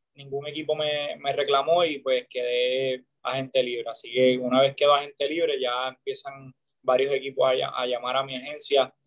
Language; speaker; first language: Spanish; native; Spanish